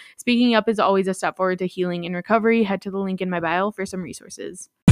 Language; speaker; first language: English; early bilingual, other home language; Spanish